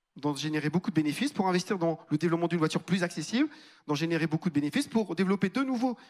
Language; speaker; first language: French; native; French